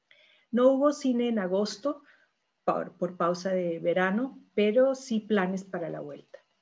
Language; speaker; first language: Spanish; native; Spanish